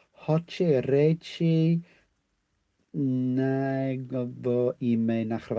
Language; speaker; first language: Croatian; non-native, learner; English